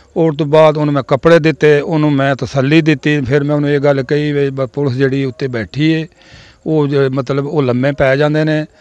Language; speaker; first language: Punjabi; native; Punjabi